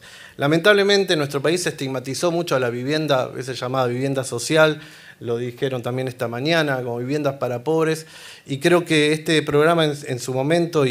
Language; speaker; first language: Spanish; native; Spanish